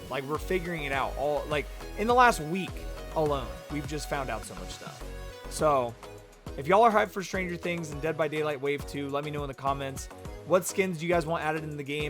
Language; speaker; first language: English; native; English